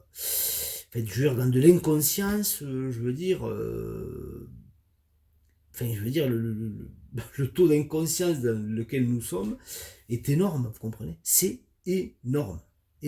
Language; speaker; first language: French; native; French